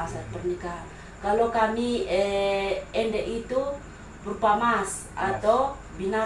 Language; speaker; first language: Indonesian; non-native, local second language; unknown